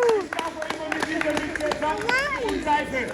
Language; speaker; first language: German; non-native, learner; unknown